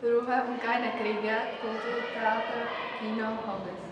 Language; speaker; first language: German; non-native, learner; Czech